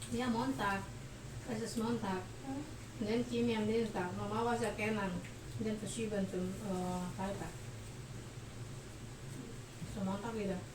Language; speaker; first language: German; non-native, learner; Indonesian